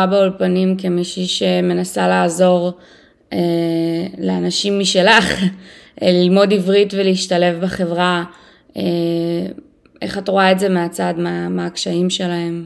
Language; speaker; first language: Hebrew; early bilingual, other home language; Russian